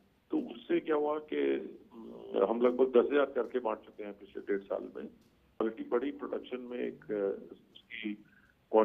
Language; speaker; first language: Hindi; native; Hindi